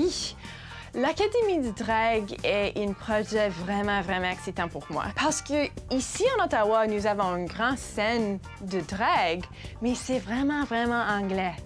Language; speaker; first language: French; non-native, local second language; English